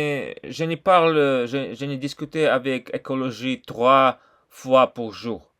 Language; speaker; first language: French; non-native, learner; Russian